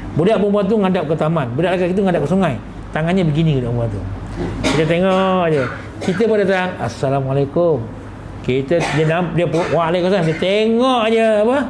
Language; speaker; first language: Malay; native; Malay